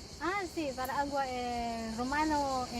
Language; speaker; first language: Spanish; non-native, learner; Filipino